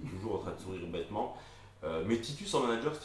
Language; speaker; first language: French; native; French